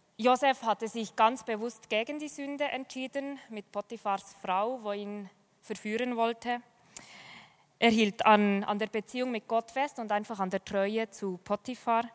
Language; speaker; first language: German; native; German